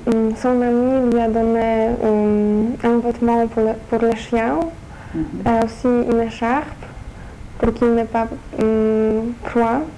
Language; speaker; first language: French; non-native, fluent; Polish